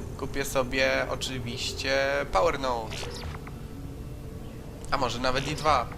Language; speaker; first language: Polish; native; Polish